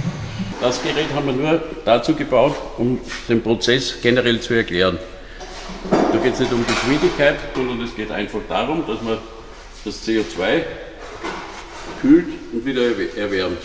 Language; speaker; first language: German; native; German